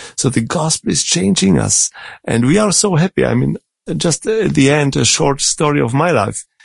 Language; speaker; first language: English; non-native, fluent; Czech